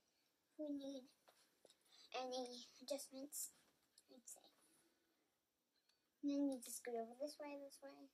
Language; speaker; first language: English; native; English